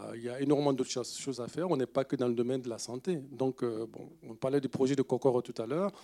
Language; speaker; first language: French; non-native, local second language; Dyula